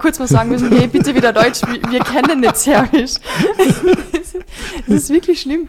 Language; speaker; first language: German; native; German